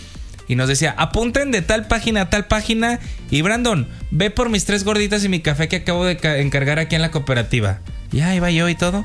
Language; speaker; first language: Spanish; native; Spanish